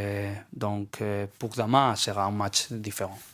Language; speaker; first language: French; non-native, learner; Spanish